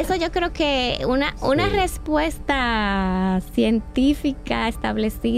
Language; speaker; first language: Spanish; native; Spanish